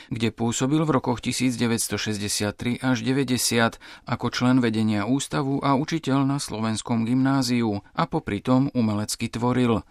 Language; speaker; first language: Slovak; native; Slovak